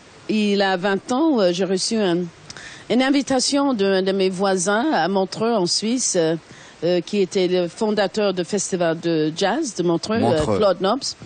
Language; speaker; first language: French; non-native, fluent; English